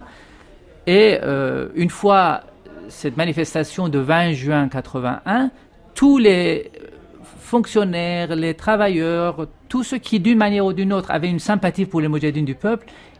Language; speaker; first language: French; non-native, fluent; Persian